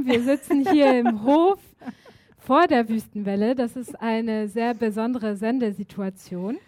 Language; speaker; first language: German; native; German